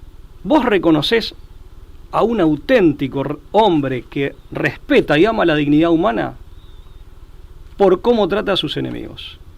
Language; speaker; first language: Spanish; native; Spanish